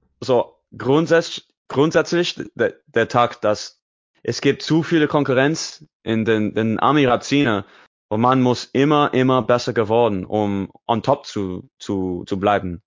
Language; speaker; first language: German; non-native, learner; English